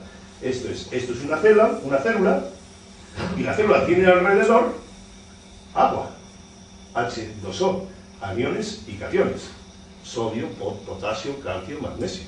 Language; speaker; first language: Spanish; native; Spanish